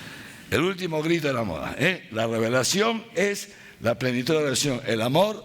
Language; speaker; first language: Spanish; native; Spanish